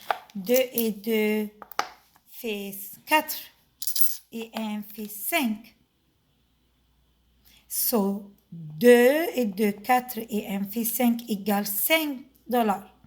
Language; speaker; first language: French; non-native, fluent; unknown